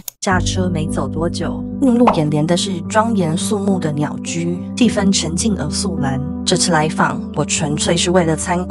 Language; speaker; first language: Chinese; native; Chinese